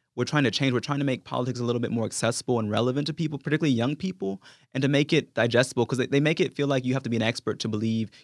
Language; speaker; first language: English; native; English